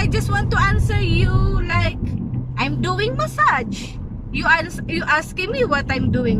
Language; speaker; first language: English; non-native, local second language; Filipino